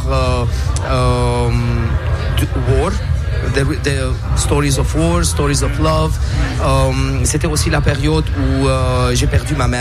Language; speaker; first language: French; non-native, local second language; Armenian